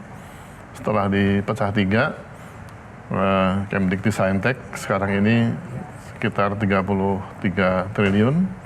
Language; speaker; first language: Indonesian; native; Indonesian